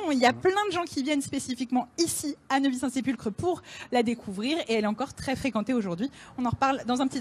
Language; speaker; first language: French; native; French